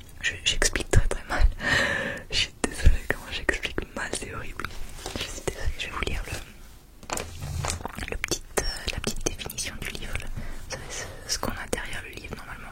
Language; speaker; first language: French; native; French